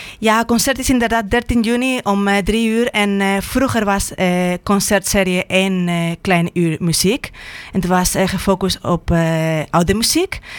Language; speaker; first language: Dutch; non-native, fluent; Spanish